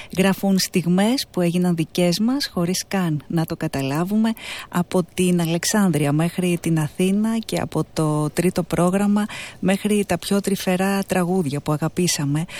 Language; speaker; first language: Greek; native; Greek